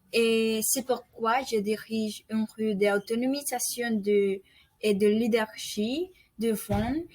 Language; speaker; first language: French; non-native, learner; Spanish